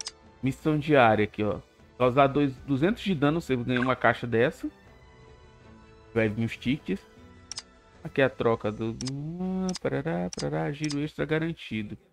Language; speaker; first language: Portuguese; native; Portuguese